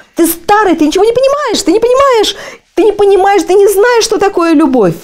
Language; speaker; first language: Russian; native; Russian